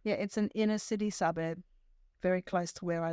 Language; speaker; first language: English; native; English